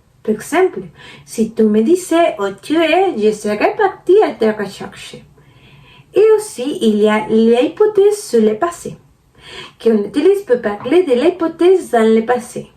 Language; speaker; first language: French; non-native, learner; Spanish